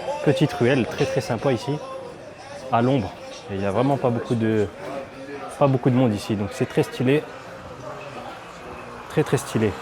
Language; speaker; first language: French; native; French